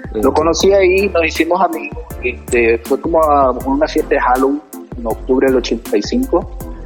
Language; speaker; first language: Spanish; native; Spanish